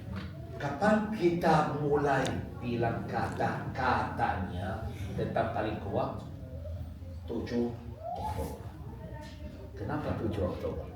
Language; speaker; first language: Indonesian; non-native, fluent; Arabic